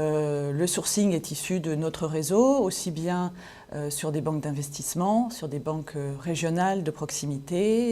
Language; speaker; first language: French; native; French